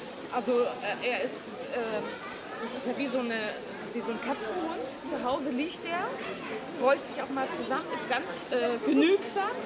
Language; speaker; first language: German; native; German